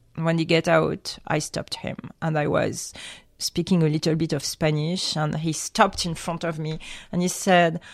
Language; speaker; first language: English; non-native, fluent; French